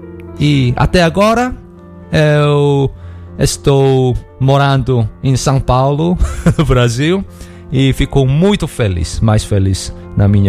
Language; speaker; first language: Portuguese; non-native, learner; Korean